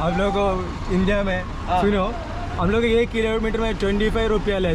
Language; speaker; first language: Hindi; non-native, local second language; Malayalam